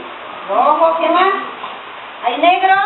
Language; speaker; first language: Spanish; native; Spanish